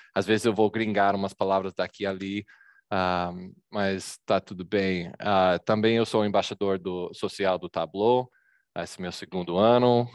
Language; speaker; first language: Portuguese; non-native, fluent; English